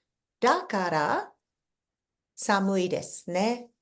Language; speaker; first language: Japanese; non-native, fluent; English